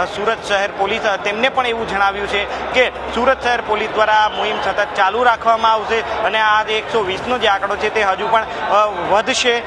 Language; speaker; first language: Gujarati; native; Gujarati